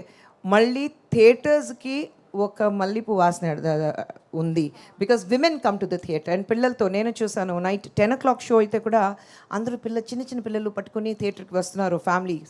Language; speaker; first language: Telugu; non-native, local second language; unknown